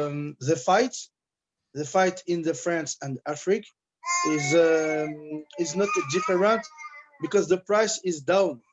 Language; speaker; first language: English; non-native, learner; French